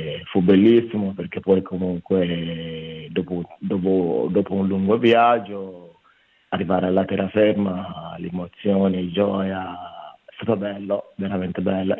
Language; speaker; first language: Italian; non-native, fluent; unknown